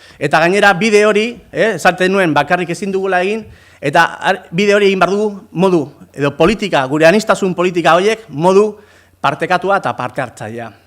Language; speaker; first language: Basque; non-native, fluent; Spanish